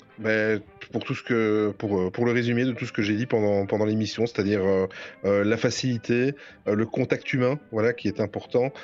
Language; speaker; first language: French; native; French